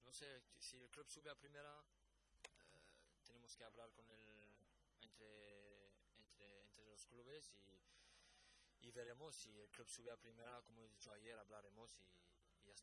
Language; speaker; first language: Spanish; non-native, fluent; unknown